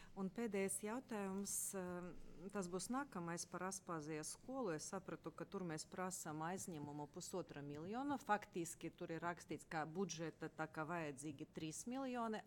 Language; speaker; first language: Latvian; non-native, local second language; Russian